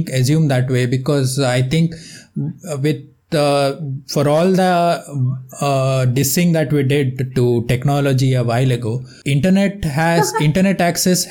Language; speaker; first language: English; non-native, local second language; Kannada